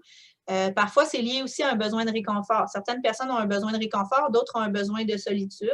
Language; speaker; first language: French; native; French